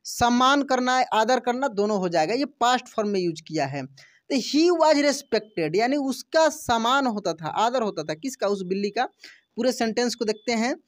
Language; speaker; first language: Hindi; native; Hindi